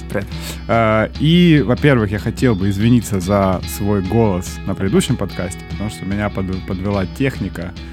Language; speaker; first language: Russian; native; Russian